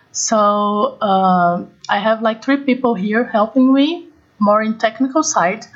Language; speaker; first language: English; non-native, fluent; Portuguese